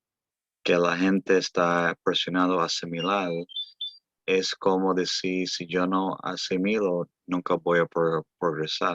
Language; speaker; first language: Spanish; early bilingual, heritage; Spanish